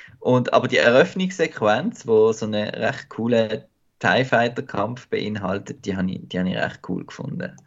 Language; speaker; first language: German; native; German